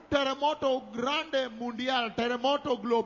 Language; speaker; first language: Spanish; non-native, learner; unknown